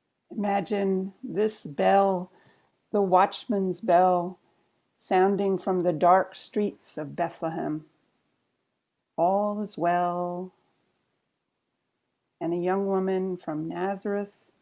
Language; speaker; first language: English; native; English